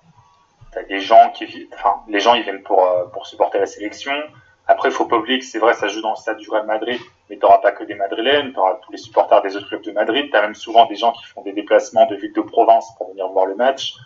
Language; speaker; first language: French; native; French